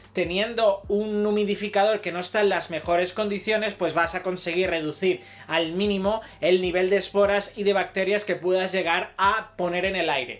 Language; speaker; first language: Spanish; native; Spanish